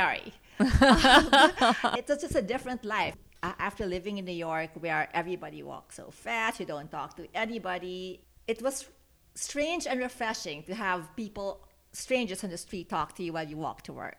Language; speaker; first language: English; non-native, local second language; Filipino